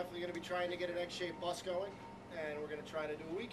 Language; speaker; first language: English; native; English